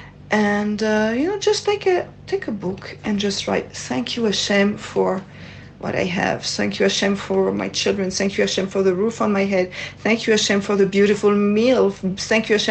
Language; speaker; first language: English; non-native, fluent; French